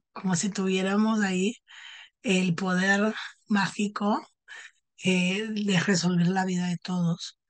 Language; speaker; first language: Spanish; non-native, fluent; Portuguese